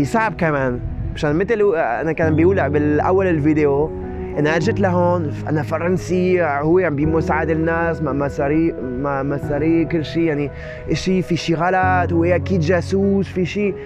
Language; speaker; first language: Arabic; non-native, learner; French